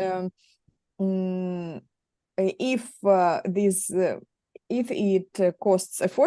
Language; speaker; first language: English; non-native, learner; Russian